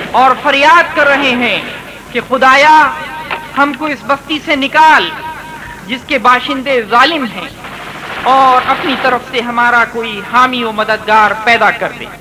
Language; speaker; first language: Urdu; native; Urdu